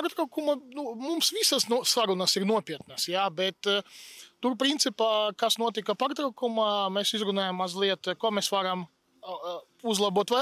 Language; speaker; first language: Latvian; non-native, local second language; Russian